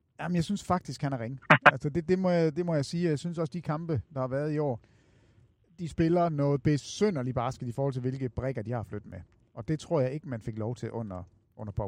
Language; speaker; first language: Danish; native; Danish